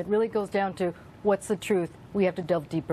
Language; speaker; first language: English; native; English